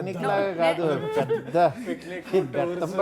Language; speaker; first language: Telugu; native; Telugu